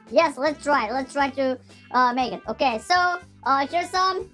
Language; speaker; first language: English; non-native, learner; Japanese